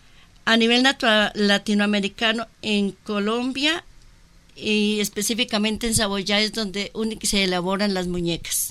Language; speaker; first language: Spanish; native; Spanish